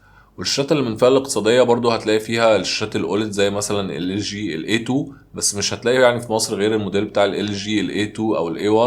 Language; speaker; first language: Arabic; native; Arabic